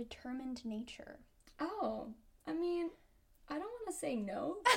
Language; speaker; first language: English; early bilingual, other home language; Spanish